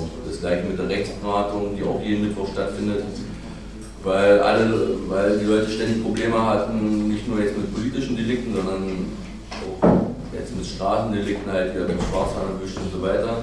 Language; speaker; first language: German; native; German